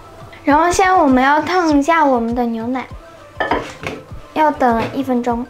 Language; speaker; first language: Chinese; non-native, fluent; Russian